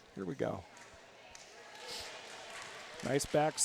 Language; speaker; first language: English; native; English